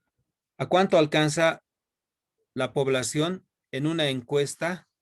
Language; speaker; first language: Spanish; native; Spanish